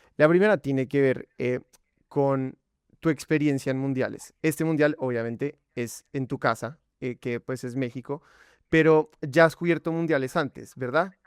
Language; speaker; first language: Spanish; native; Spanish